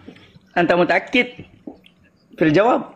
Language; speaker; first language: Arabic; non-native, learner; Indonesian